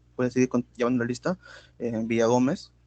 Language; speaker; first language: Spanish; native; Spanish